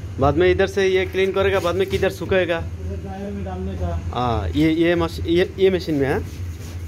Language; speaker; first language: Hindi; non-native, fluent; Bangla